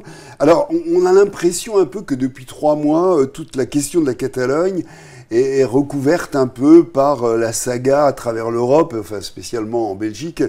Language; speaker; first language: French; native; French